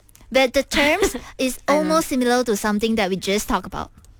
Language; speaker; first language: English; non-native, local second language; Chinese